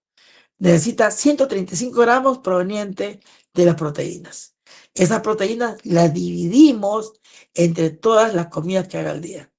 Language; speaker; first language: Spanish; native; Spanish